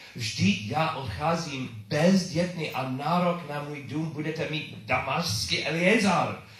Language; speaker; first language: Czech; non-native, learner; English